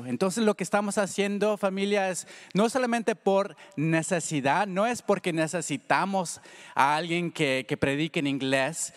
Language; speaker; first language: Spanish; early bilingual, heritage; Spanish